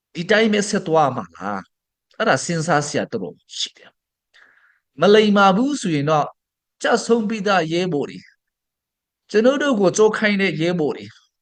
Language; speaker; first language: Burmese; non-native, local second language; Hakha Chin